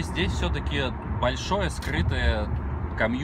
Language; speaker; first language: Russian; native; Russian